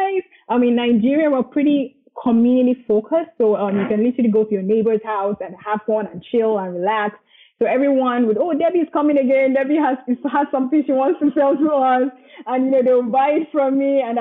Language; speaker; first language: English; non-native, local second language; Yoruba